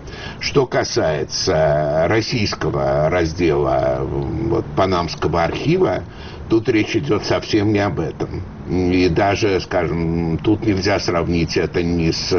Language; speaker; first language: Russian; native; Russian